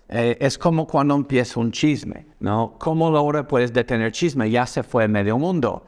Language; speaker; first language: Spanish; non-native, fluent; English